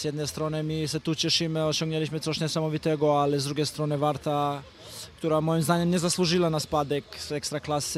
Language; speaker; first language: Polish; non-native, fluent; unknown